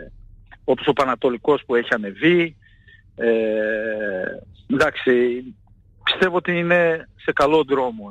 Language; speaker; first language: Greek; non-native, fluent; Portuguese